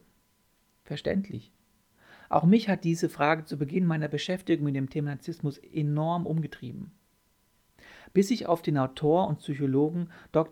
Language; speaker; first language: German; native; German